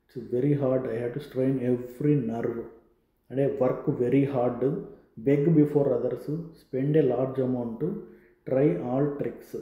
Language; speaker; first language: English; non-native, local second language; Telugu